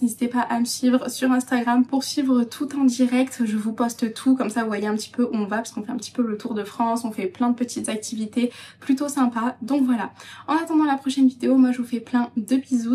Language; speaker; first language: French; native; French